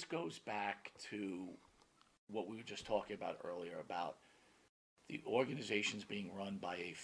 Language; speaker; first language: English; native; English